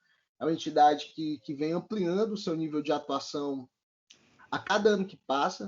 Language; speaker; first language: Portuguese; native; Portuguese